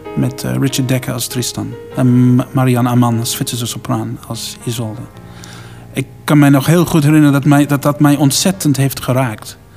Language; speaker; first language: Dutch; non-native, fluent; English